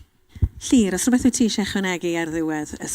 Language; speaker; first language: Welsh; native; Welsh